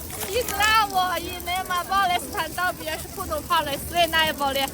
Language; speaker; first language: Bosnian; non-native, learner; Chinese